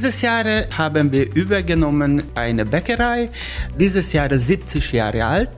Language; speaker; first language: German; non-native, learner; Hungarian